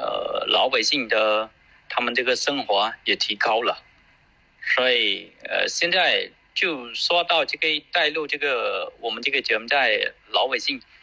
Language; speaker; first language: Chinese; non-native, fluent; Khmer